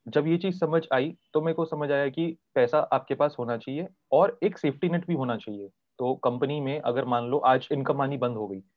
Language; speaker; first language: Hindi; native; Hindi